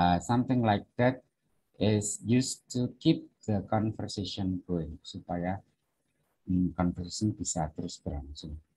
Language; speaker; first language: English; non-native, fluent; Indonesian